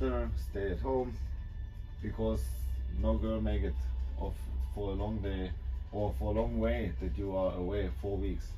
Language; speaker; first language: English; non-native, learner; German